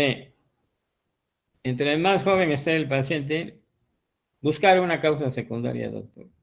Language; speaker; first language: Spanish; native; Spanish